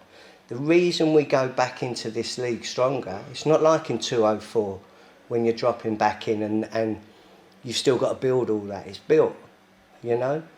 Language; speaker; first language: English; native; English